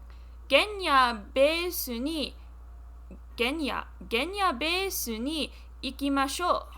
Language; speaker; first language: Japanese; non-native, learner; English